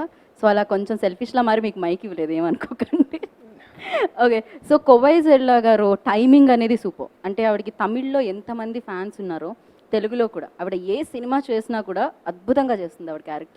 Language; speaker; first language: Telugu; native; Telugu